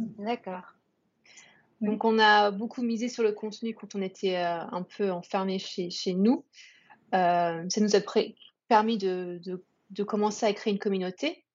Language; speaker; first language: French; native; French